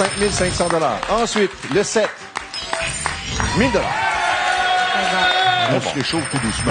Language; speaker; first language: French; native; French